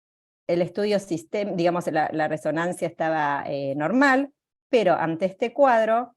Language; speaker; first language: Spanish; native; Spanish